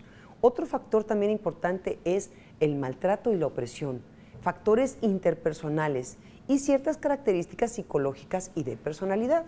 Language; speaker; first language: Spanish; native; Spanish